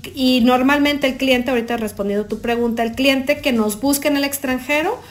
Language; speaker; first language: Spanish; native; Spanish